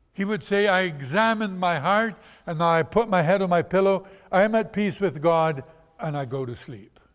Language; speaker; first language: English; non-native, fluent; Portuguese